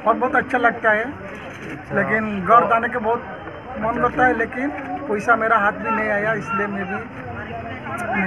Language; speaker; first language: Hindi; non-native, local second language; Bangla